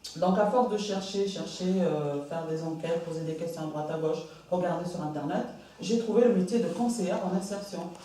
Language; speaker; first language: French; early bilingual, other home language; Arabic